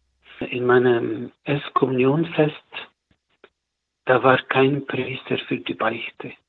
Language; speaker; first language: German; non-native, learner; Arabic